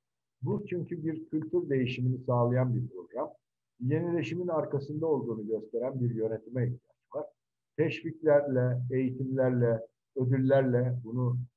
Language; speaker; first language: Turkish; native; Turkish